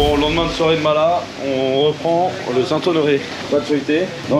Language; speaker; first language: French; native; French